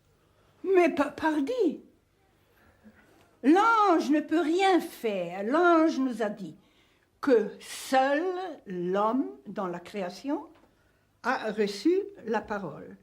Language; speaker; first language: French; non-native, fluent; Hungarian